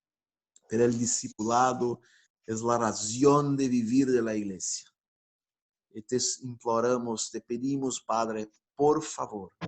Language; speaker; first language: Spanish; non-native, fluent; Portuguese